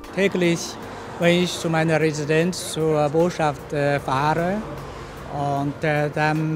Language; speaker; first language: German; non-native, fluent; Chinese